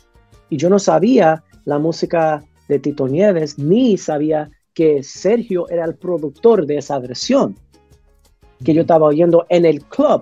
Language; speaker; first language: Spanish; early bilingual, heritage; English